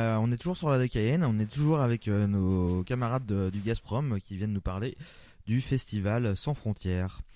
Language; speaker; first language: French; native; French